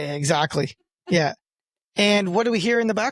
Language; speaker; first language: English; native; English